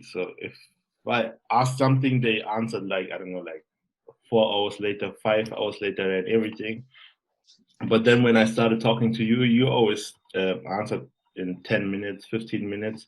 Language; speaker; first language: English; non-native, fluent; German